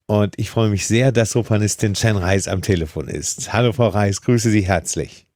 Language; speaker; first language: German; native; German